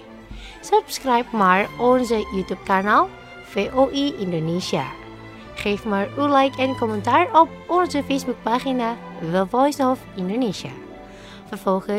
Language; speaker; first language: Dutch; non-native, fluent; Indonesian